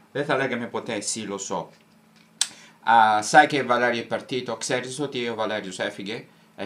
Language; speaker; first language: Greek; non-native, fluent; Italian